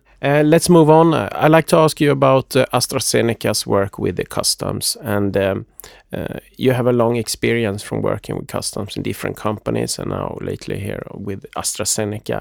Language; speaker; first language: English; non-native, fluent; Swedish